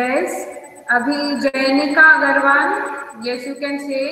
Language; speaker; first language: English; non-native, local second language; Hindi